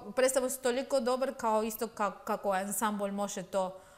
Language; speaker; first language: Croatian; non-native, learner; Spanish